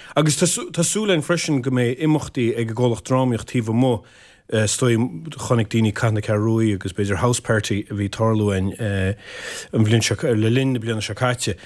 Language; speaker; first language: Irish; native; Irish